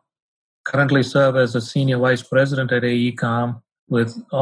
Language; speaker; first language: English; non-native, local second language; Tamil